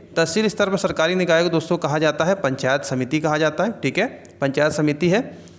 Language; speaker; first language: Hindi; native; Hindi